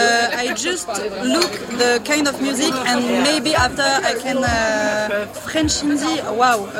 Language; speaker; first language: English; non-native, learner; French